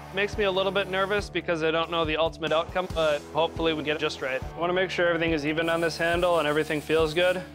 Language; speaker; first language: English; native; English